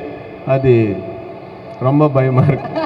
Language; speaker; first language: Tamil; non-native, learner; Telugu